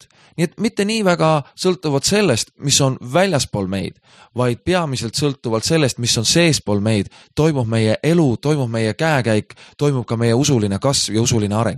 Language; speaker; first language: Estonian; native; Estonian